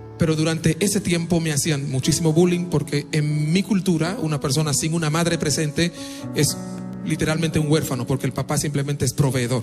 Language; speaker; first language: Spanish; non-native, fluent; Haitian Creole